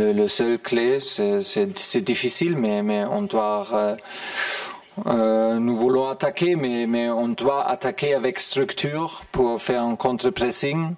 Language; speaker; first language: French; non-native, fluent; German